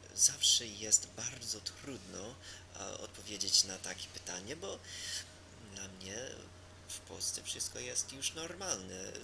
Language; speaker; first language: Polish; non-native, fluent; English